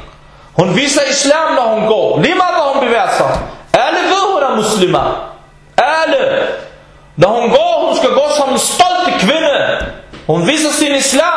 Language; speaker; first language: Danish; early bilingual, other home language; Arabic